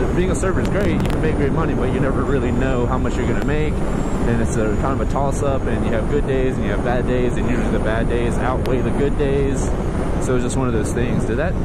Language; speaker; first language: English; native; English